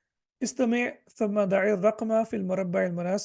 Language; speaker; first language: Arabic; non-native, fluent; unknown